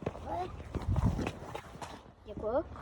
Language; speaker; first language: French; native; French